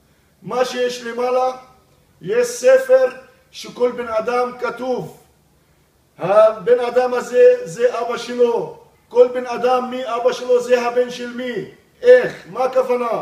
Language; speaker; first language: Hebrew; non-native, local second language; Arabic